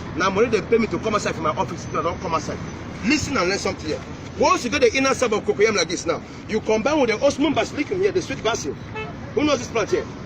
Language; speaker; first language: Nigerian Pidgin; non-native, local second language; Yoruba